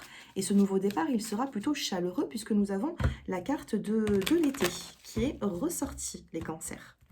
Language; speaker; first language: French; native; French